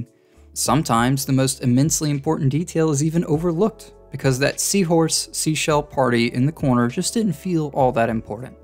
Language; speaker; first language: English; native; English